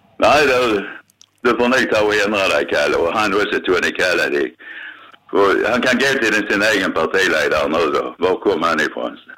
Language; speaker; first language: Swedish; native; Swedish